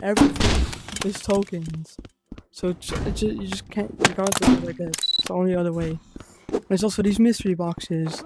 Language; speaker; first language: English; non-native, fluent; Dutch